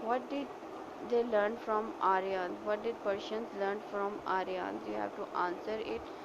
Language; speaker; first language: English; non-native, local second language; Urdu